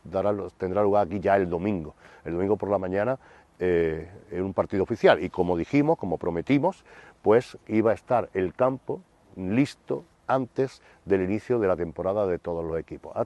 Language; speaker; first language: Spanish; native; Spanish